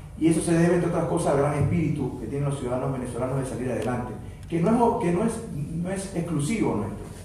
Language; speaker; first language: Spanish; native; Spanish